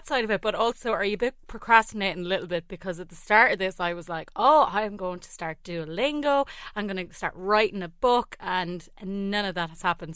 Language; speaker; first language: English; native; English